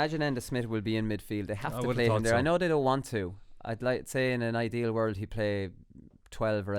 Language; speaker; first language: English; native; English